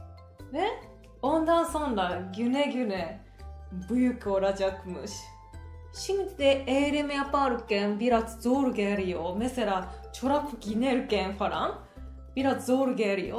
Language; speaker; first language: Turkish; non-native, fluent; Japanese